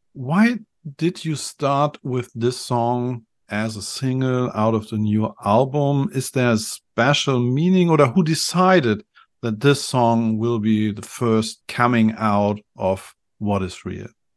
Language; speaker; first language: English; non-native, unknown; German